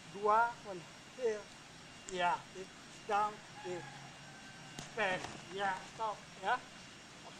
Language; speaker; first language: English; non-native, learner; Indonesian